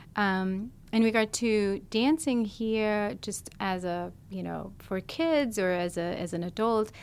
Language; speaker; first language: English; non-native, fluent; German